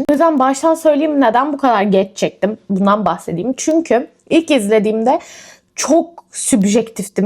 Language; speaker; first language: Turkish; native; Turkish